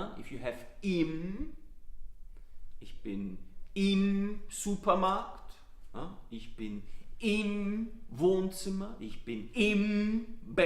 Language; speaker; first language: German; non-native, fluent; Italian